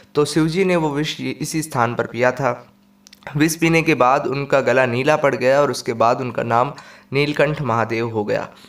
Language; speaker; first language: Hindi; native; Hindi